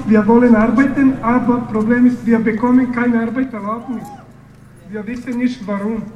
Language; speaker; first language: German; non-native, learner; Serbian